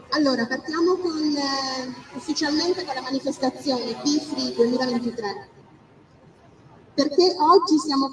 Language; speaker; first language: Italian; native; Italian